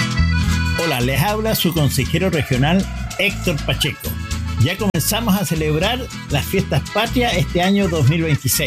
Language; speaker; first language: Spanish; native; Spanish